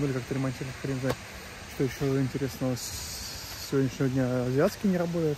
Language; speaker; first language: Russian; native; Russian